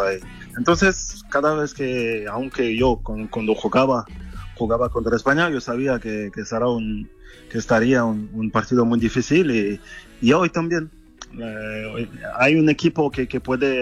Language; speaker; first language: Spanish; non-native, fluent; French